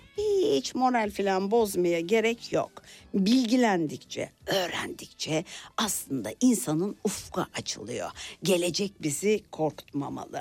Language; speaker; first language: Turkish; native; Turkish